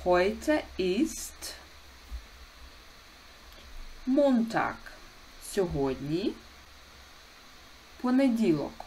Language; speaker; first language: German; non-native, fluent; Ukrainian